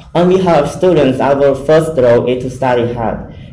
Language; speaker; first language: English; non-native, fluent; Khmer